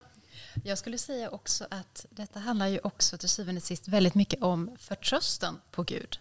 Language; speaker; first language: Swedish; native; Swedish